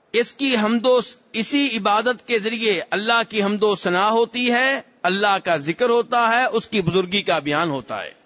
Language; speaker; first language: Urdu; native; Urdu